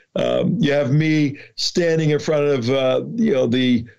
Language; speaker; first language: English; native; English